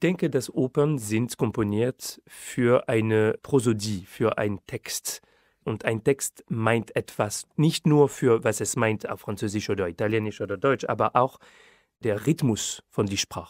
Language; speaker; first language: German; non-native, fluent; French